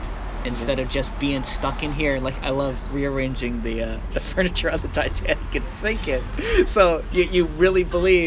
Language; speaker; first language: English; native; English